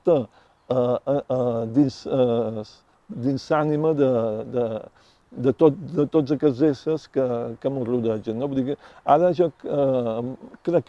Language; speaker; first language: Catalan; native; Catalan